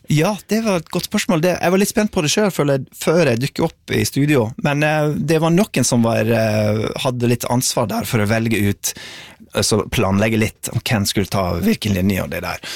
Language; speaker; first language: Norwegian; non-native, fluent; English